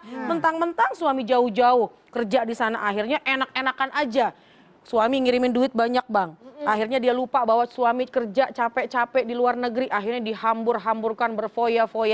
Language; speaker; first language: Indonesian; native; Indonesian